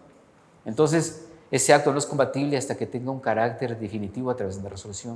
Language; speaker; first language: Spanish; native; Spanish